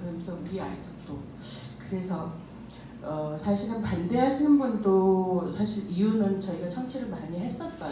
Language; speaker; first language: Korean; native; Korean